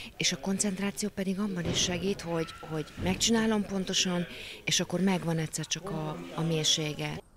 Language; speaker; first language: Hungarian; native; Hungarian